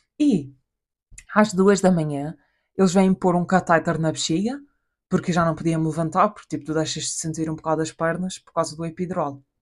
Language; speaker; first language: Portuguese; native; Portuguese